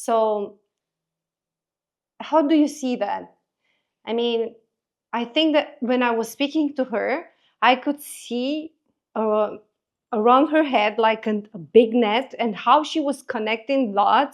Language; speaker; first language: English; non-native, fluent; Romanian